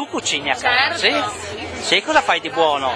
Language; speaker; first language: Italian; native; Italian